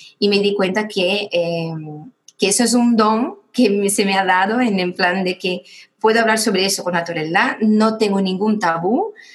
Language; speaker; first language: Spanish; non-native, fluent; Portuguese